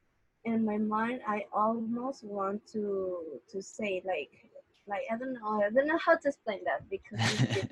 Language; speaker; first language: English; non-native, learner; Spanish